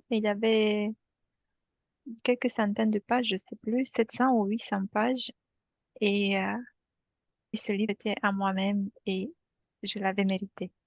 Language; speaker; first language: French; non-native, fluent; Romanian